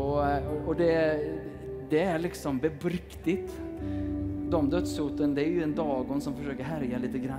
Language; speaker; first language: Swedish; native; Swedish